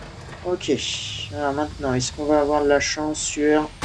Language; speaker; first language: French; native; French